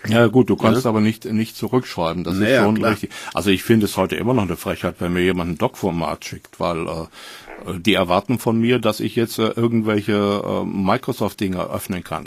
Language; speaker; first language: German; native; German